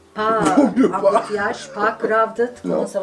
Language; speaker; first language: French; non-native, learner; Turkish